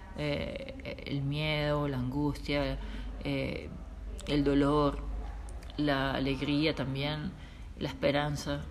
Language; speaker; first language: Spanish; native; Spanish